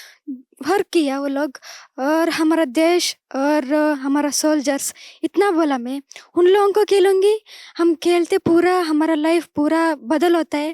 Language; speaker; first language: Hindi; non-native, local second language; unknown